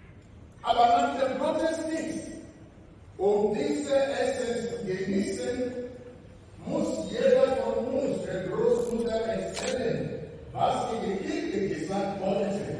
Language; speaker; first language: German; non-native, learner; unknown